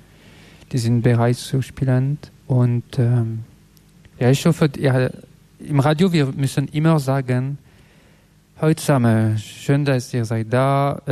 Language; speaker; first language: German; non-native, learner; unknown